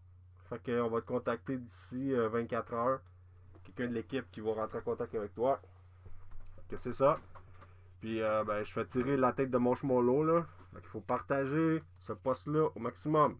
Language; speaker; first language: French; native; French